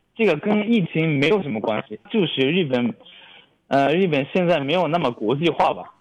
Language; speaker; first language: Chinese; non-native, fluent; Japanese